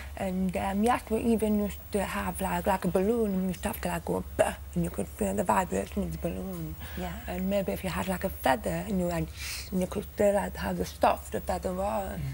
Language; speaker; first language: English; native; English